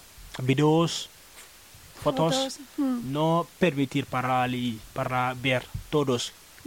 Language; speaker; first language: Spanish; non-native, learner; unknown